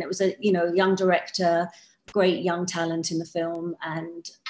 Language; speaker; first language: English; native; English